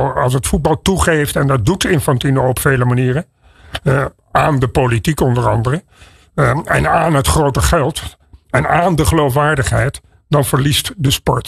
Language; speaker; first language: Dutch; native; Dutch